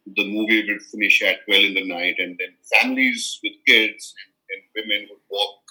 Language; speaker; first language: English; non-native, local second language; Kashmiri